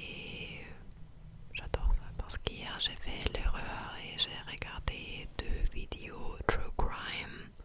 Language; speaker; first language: French; non-native, fluent; English